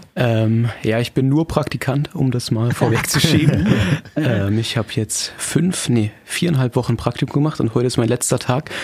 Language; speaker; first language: German; native; German